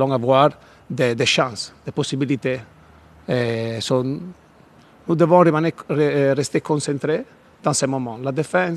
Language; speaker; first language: French; non-native, fluent; Italian